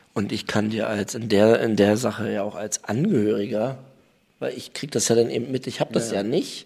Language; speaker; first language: German; native; German